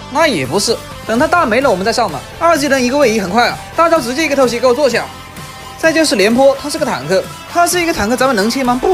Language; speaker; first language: Chinese; native; Chinese